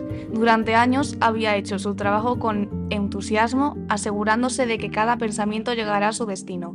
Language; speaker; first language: Spanish; native; Spanish